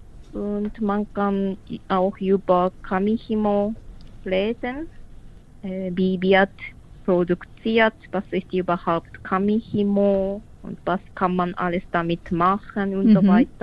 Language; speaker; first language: German; non-native, learner; Japanese